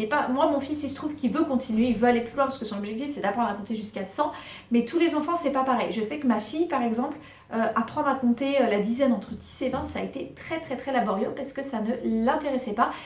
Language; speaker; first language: French; native; French